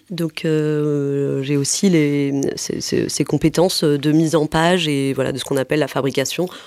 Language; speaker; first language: French; native; French